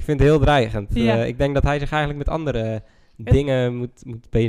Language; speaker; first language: Dutch; native; Dutch